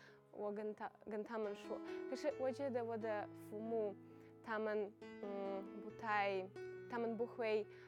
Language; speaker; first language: Chinese; non-native, fluent; Ukrainian